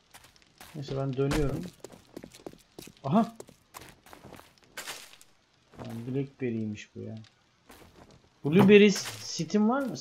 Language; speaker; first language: Turkish; native; Turkish